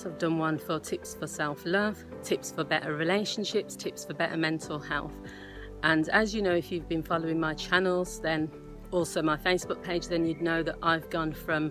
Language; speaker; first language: English; native; English